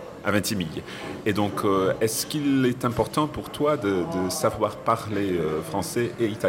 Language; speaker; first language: French; non-native, fluent; English